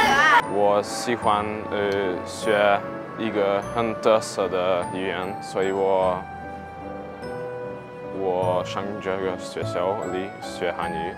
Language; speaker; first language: Chinese; non-native, learner; Hungarian